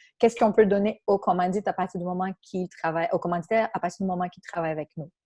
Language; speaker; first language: French; non-native, fluent; Portuguese